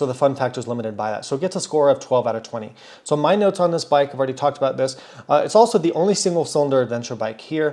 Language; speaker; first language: English; native; English